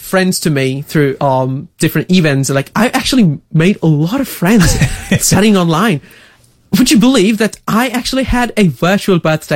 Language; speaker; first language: English; non-native, local second language; Tamil